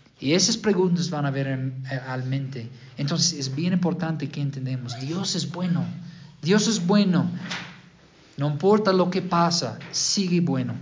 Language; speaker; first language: Spanish; non-native, fluent; English